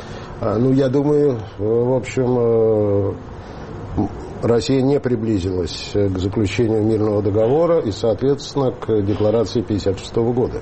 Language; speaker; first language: Russian; native; Russian